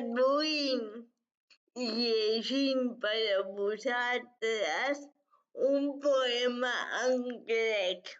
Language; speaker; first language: Catalan; non-native, fluent; Greek